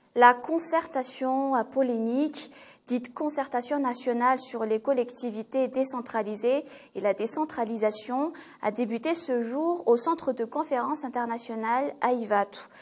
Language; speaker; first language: French; non-native, local second language; Malagasy